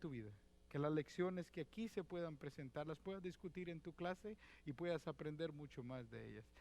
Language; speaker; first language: Spanish; native; Spanish